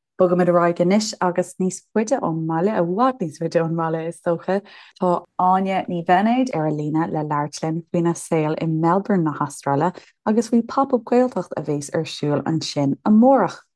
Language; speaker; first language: Irish; native; Irish